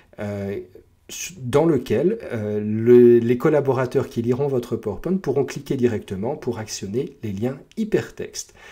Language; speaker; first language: French; native; French